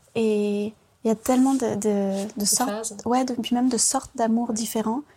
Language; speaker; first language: French; early bilingual, other home language; Vietnamese